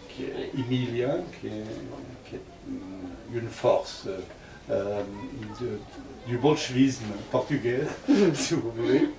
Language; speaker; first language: French; non-native, fluent; Portuguese